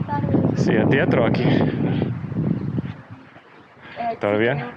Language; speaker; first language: Spanish; non-native, learner; English